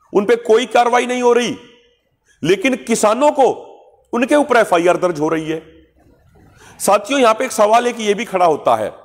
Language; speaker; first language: Hindi; non-native, local second language; Punjabi